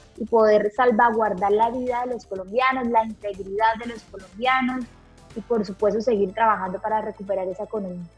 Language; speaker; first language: Spanish; native; Spanish